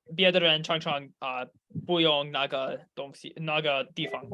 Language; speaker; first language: Chinese; non-native, learner; English